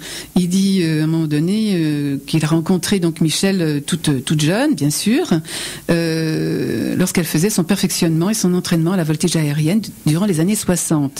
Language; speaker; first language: French; native; French